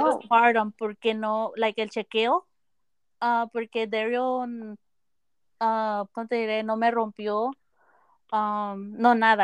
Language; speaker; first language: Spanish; early bilingual, heritage; Spanish